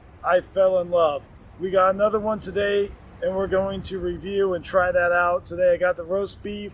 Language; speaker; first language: English; native; English